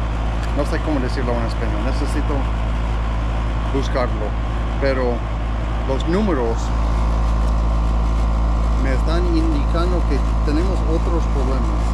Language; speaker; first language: Spanish; non-native, fluent; English